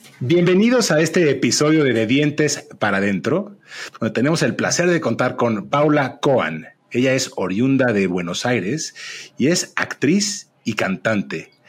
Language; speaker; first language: Spanish; native; Spanish